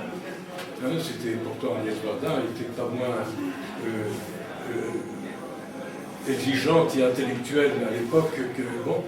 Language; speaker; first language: French; native; French